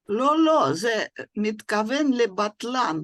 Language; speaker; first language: Hebrew; non-native, fluent; Russian